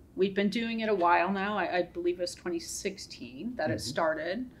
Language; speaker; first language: English; native; English